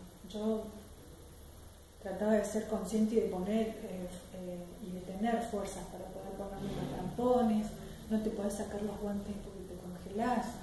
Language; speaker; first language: Spanish; native; Spanish